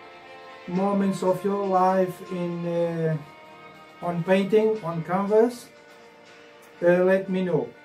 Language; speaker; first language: English; non-native, learner; Portuguese